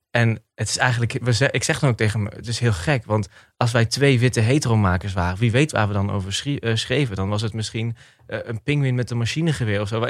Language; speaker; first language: Dutch; early bilingual, other home language; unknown